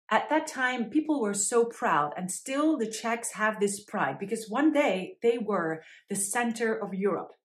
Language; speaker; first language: English; non-native, fluent; Dutch